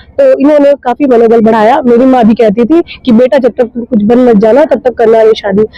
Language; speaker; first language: Hindi; native; Hindi